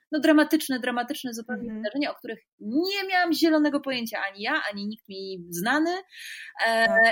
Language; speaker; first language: Polish; native; Polish